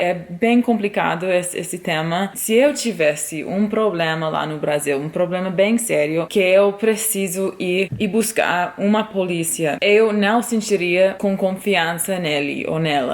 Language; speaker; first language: Portuguese; non-native, fluent; English